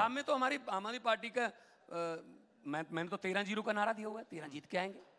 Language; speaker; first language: Hindi; non-native, local second language; Punjabi